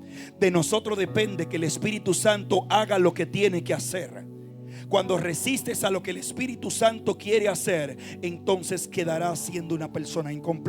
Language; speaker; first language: Spanish; native; Spanish